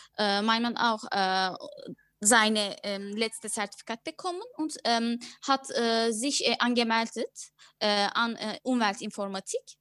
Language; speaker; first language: German; non-native, learner; Turkish